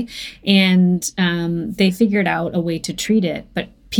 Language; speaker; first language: English; native; English